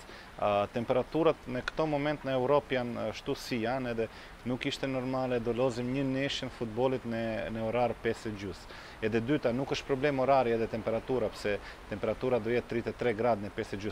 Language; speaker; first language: Albanian; non-native, fluent; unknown